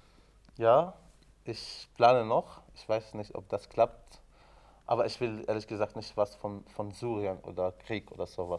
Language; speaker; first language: German; non-native, fluent; Arabic